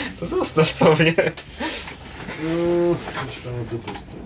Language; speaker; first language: Polish; native; Polish